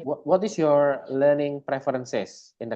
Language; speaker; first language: English; non-native, fluent; Indonesian